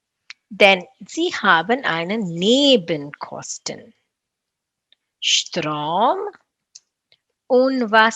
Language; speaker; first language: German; non-native, fluent; Tamil